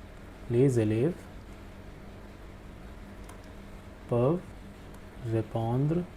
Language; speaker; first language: French; non-native, fluent; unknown